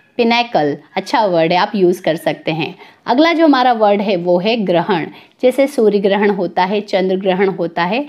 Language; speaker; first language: Hindi; native; Hindi